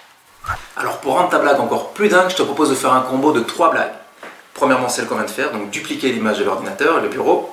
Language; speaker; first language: French; native; French